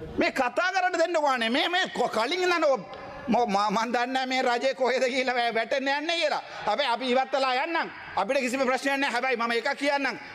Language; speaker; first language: Sinhala; non-native, local second language; Tamil